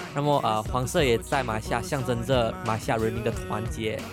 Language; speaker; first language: Chinese; non-native, local second language; Cantonese